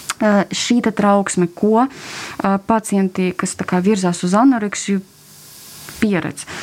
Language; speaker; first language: Latvian; non-native, local second language; Russian